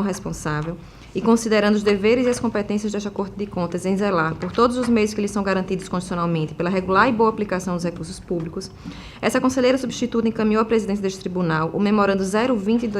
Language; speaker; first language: Portuguese; native; Portuguese